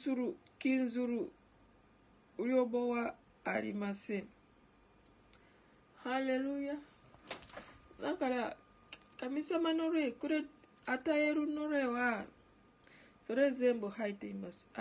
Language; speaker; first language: Japanese; non-native, learner; Ganda